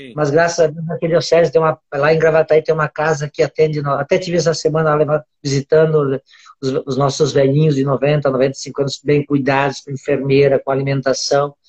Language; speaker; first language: Portuguese; native; Portuguese